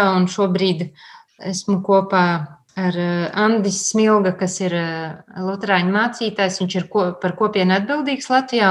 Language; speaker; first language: Latvian; native; Latvian